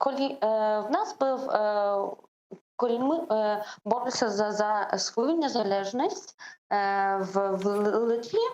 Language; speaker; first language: Ukrainian; non-native, learner; Lithuanian